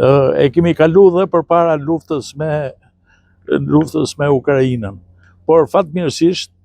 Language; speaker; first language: Albanian; native; Albanian